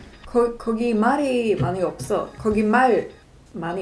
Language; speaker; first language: Korean; non-native, learner; Swedish